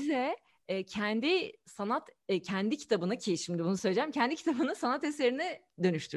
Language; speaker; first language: Turkish; native; Turkish